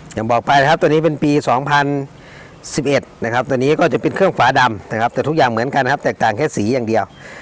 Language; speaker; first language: Thai; non-native, local second language; Northeastern Thai